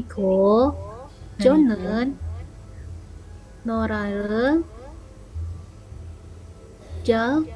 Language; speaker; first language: Korean; non-native, learner; Indonesian